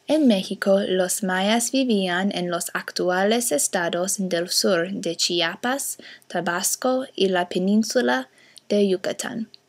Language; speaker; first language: Spanish; non-native, learner; English